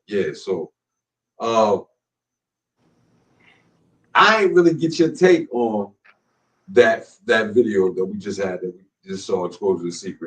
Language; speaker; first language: English; native; English